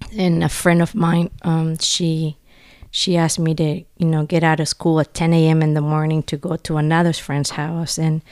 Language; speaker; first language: English; non-native, fluent; Spanish